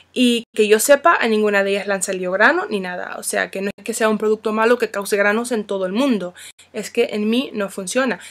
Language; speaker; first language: Spanish; non-native, fluent; English